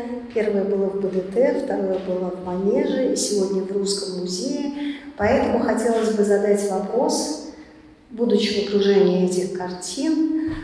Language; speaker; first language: Russian; native; Russian